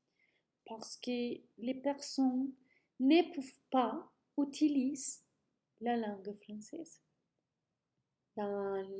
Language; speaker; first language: French; non-native, learner; Spanish